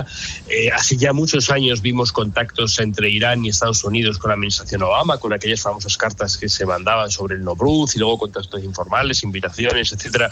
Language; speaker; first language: Spanish; native; Spanish